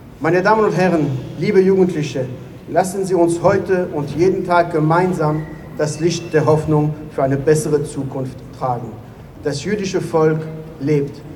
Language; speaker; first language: German; non-native, fluent; Hebrew